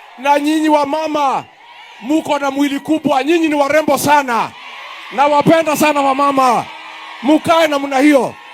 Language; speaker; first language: Swahili; non-native, local second language; Kikuyu